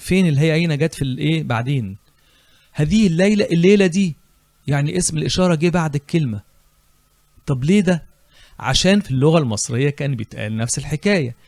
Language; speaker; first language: Arabic; native; Arabic